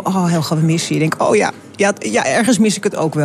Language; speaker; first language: Dutch; native; Dutch